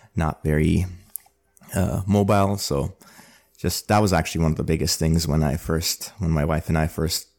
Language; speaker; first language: English; early bilingual, other home language; Armenian